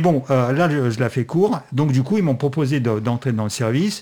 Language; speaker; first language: French; non-native, fluent; Russian